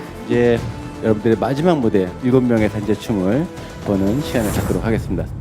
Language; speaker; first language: Korean; native; Korean